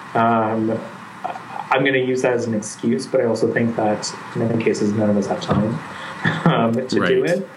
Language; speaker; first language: English; native; English